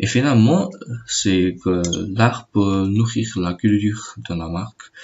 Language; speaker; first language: French; non-native, learner; Chinese